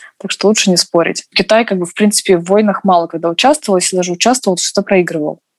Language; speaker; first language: Russian; native; Russian